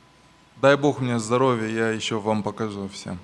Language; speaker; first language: Russian; non-native, local second language; Romanian